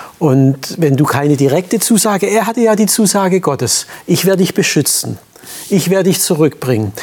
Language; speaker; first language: German; native; German